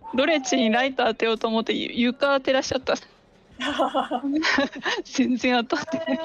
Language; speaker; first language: Japanese; native; Japanese